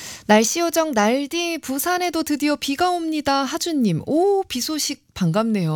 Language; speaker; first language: Korean; native; Korean